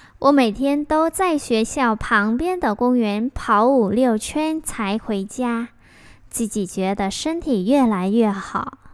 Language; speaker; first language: Chinese; non-native, fluent; Vietnamese